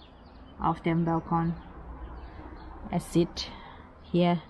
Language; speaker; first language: German; non-native, learner; Thai